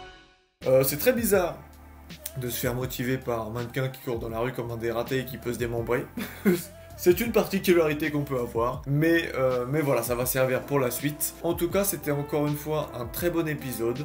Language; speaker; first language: French; native; French